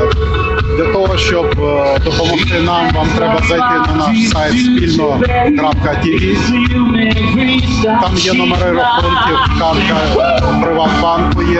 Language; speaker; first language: Ukrainian; native; Ukrainian